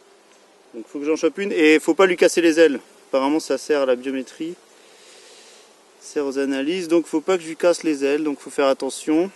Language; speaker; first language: French; native; French